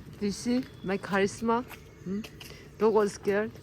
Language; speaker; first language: English; non-native, learner; Korean